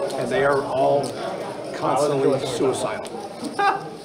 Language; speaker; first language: English; native; English